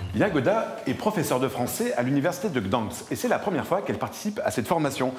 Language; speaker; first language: French; native; French